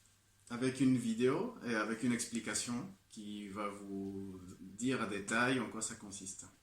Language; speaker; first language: French; non-native, fluent; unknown